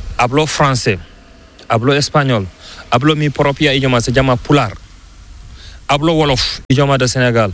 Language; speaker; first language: Spanish; non-native, learner; Fula